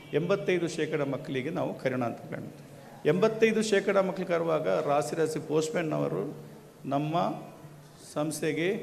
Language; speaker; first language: Kannada; non-native, local second language; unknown